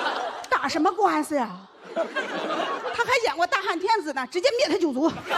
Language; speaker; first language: Chinese; native; Chinese